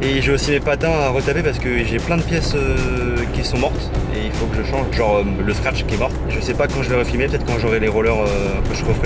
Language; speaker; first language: French; native; French